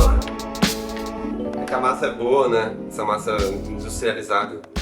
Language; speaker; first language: Portuguese; native; Portuguese